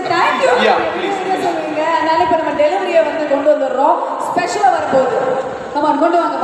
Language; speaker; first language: Tamil; native; Tamil